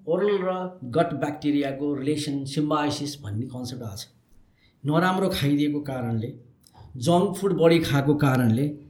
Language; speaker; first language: Nepali; native; Nepali